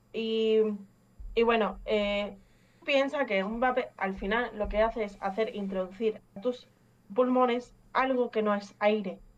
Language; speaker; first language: Spanish; early bilingual, other home language; English